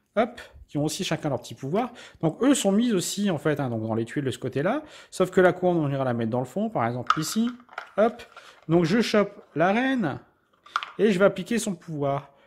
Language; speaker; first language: French; native; French